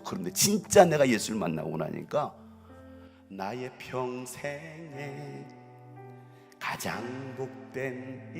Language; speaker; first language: Korean; native; Korean